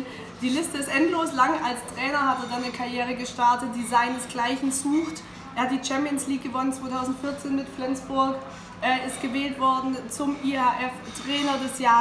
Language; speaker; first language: German; native; German